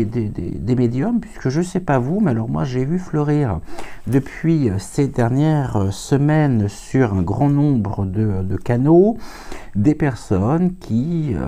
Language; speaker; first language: French; native; French